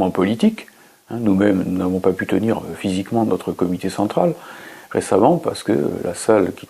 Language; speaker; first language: French; native; French